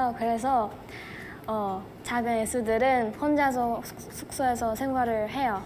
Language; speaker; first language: Korean; non-native, fluent; Japanese